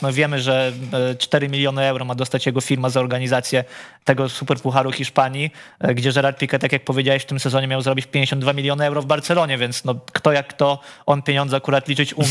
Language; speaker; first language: Polish; native; Polish